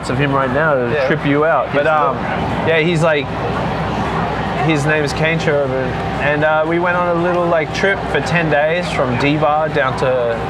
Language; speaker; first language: English; native; English